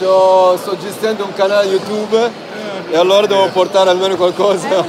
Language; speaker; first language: Italian; non-native, learner; Arabic